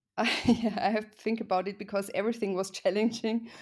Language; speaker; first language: English; non-native, fluent; German